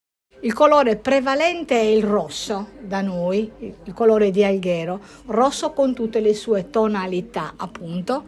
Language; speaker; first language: Italian; native; Italian